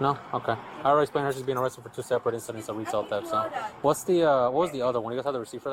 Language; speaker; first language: English; native; English